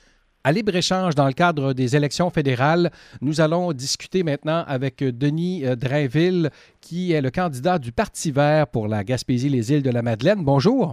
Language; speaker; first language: French; native; French